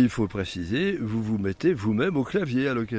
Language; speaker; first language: French; native; French